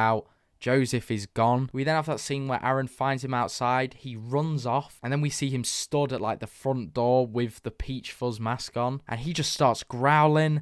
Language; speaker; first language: English; native; English